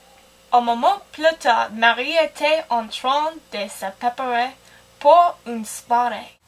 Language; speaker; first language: French; non-native, learner; English